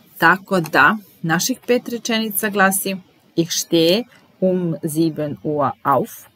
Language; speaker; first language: German; non-native, fluent; Serbian